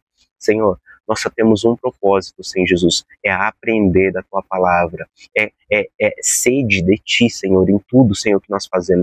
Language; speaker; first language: Portuguese; native; Portuguese